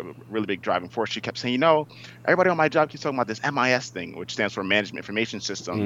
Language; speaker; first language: English; native; English